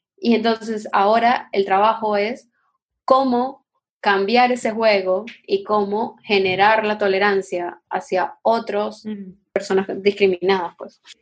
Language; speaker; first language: Spanish; native; Spanish